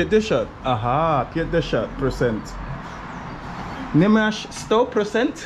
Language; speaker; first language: Polish; non-native, learner; English